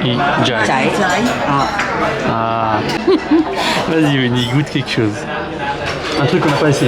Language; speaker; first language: French; native; French